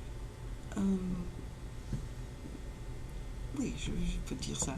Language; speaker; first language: French; non-native, fluent; English